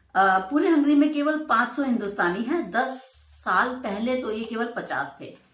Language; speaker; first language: Hindi; native; Hindi